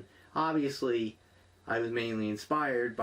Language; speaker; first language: English; native; English